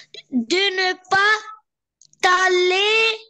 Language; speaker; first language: French; non-native, learner; Arabic